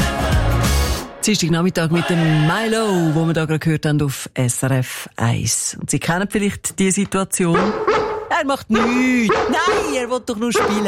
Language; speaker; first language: German; native; German